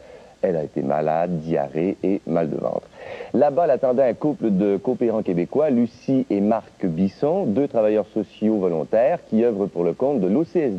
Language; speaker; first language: French; native; French